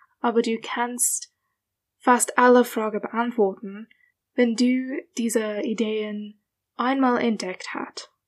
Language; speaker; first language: German; non-native, learner; English